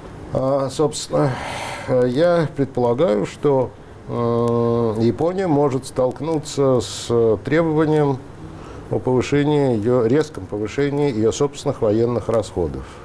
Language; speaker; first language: Russian; native; Russian